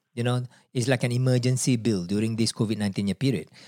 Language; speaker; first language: English; non-native, local second language; Malay